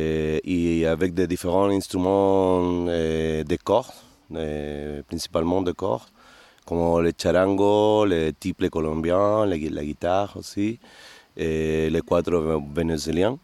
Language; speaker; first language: French; non-native, fluent; Spanish